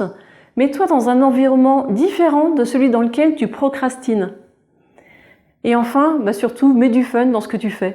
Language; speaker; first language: French; native; French